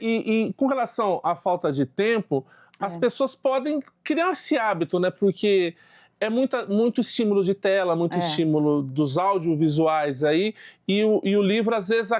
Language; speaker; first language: Portuguese; native; Portuguese